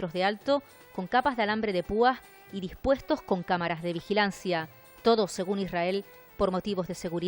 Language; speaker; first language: Spanish; native; Spanish